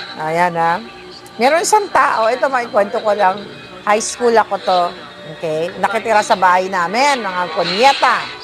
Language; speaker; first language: Filipino; non-native, local second language; Cebuano